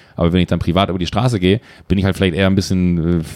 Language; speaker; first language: German; native; German